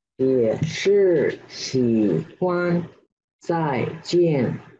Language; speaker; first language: Chinese; non-native, learner; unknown